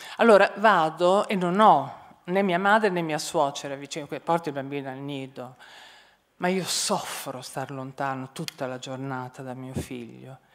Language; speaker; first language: Italian; native; Italian